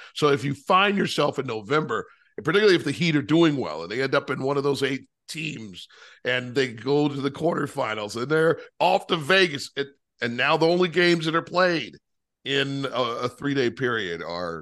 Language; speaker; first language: English; native; English